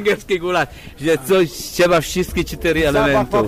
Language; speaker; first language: Polish; non-native, learner; Hungarian